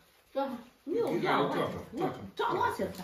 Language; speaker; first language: Chinese; native; Chinese